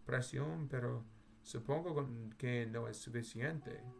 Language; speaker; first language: Spanish; non-native, learner; English